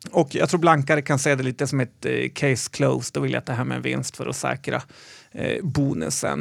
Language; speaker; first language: Swedish; native; Swedish